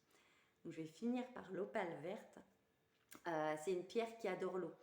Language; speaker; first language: French; native; French